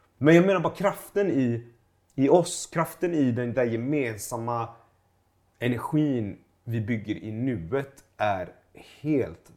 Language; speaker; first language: Swedish; early bilingual, other home language; Persian